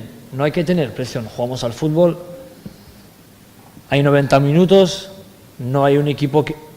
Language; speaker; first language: Spanish; non-native, fluent; French